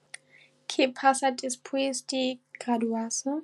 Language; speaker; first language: Spanish; non-native, learner; German